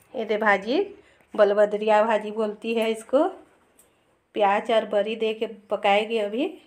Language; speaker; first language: Hindi; non-native, local second language; Bangla